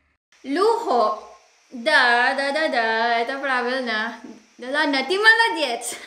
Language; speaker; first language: Russian; non-native, learner; Filipino